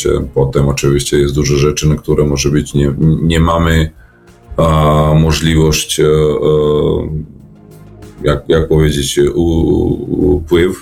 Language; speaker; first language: Polish; non-native, learner; Serbian